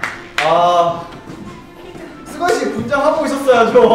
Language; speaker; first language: Korean; native; Korean